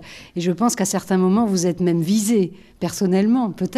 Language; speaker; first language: French; native; French